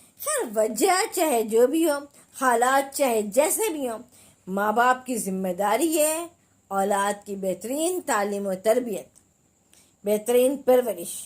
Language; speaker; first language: Urdu; native; Urdu